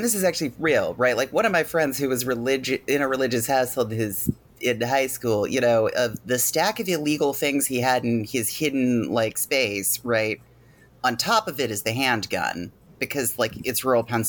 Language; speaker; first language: English; native; English